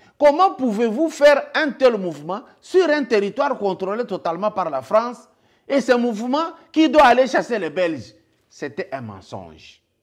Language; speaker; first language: French; non-native, local second language; Lingala